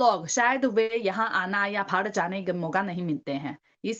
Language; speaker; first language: Hindi; non-native, learner; Chinese